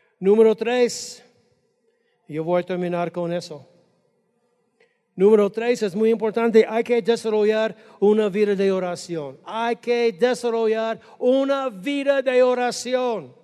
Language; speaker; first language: Spanish; non-native, fluent; English